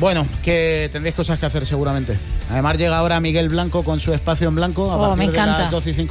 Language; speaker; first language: Spanish; native; Spanish